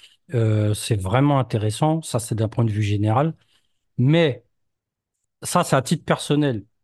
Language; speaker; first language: French; native; French